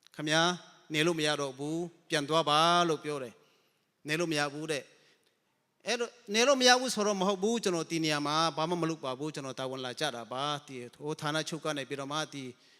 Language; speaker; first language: Burmese; non-native, local second language; Hakha Chin